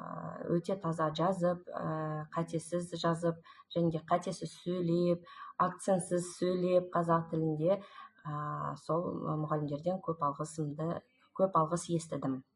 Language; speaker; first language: Kazakh; non-native, local second language; Russian